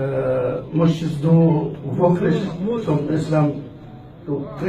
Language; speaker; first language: German; non-native, learner; Arabic